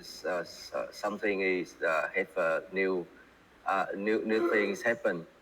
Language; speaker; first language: English; non-native, learner; Vietnamese